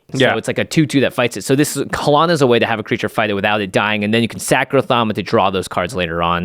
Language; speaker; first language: English; native; English